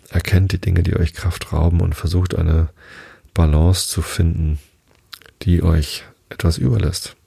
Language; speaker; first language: German; native; German